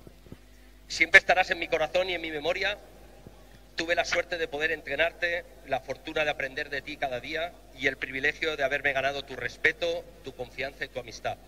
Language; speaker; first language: Spanish; native; Spanish